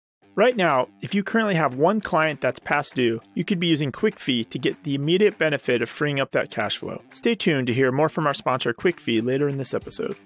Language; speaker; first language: English; native; English